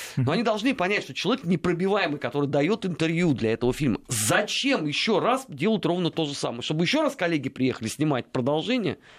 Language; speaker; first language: Russian; native; Russian